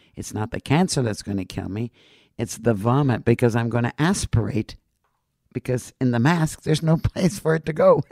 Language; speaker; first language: English; non-native, fluent; Dutch